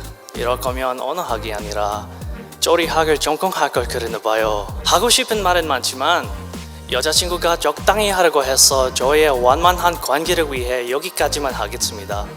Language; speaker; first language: Korean; non-native, learner; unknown